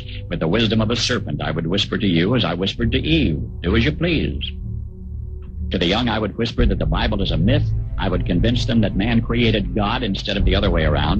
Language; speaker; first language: English; native; English